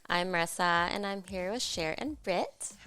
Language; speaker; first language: English; native; English